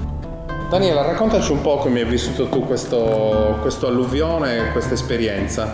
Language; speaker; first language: Italian; native; Italian